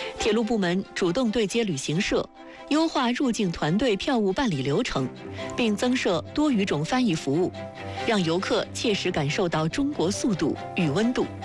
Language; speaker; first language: Chinese; native; Chinese